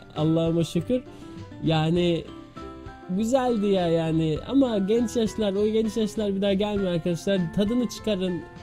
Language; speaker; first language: Turkish; early bilingual, heritage; Turkish